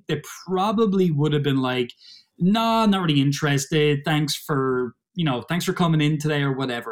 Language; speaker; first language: English; native; English